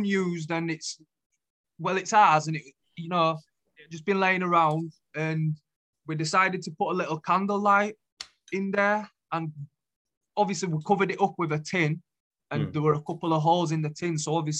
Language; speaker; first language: English; native; English